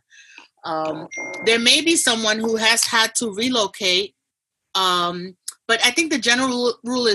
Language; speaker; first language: English; native; English